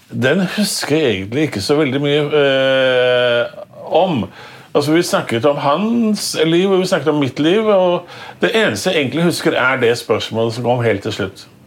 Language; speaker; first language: Norwegian; native; Norwegian